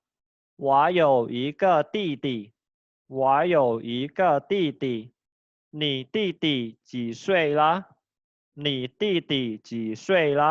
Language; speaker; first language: Chinese; non-native, fluent; Khmer